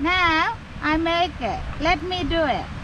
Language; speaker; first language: English; non-native, learner; Thai